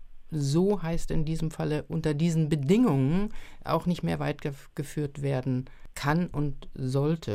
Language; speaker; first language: German; native; German